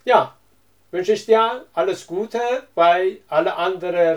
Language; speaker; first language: German; non-native, learner; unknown